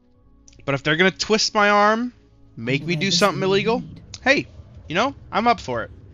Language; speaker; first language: English; native; English